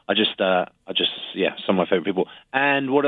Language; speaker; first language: English; native; English